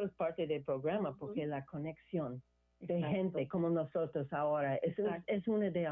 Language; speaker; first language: Spanish; non-native, learner; English